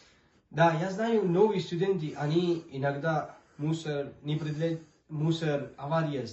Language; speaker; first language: Russian; non-native, learner; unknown